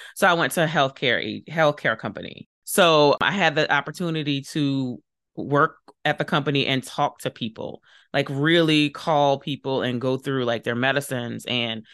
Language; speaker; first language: English; native; English